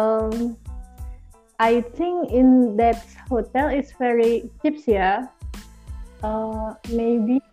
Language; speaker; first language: English; non-native, learner; Indonesian